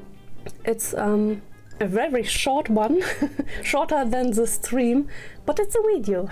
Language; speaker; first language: English; non-native, learner; German